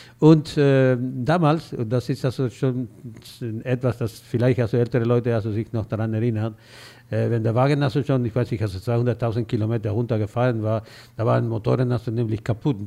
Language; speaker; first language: German; non-native, fluent; Spanish